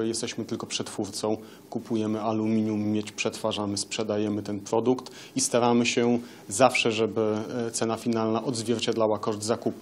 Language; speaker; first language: Polish; native; Polish